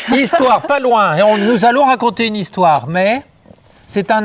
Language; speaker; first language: French; native; French